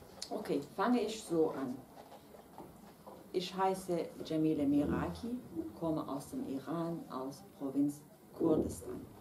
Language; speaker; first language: German; non-native, fluent; Kurdish